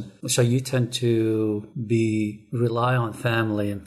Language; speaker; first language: English; non-native, fluent; Arabic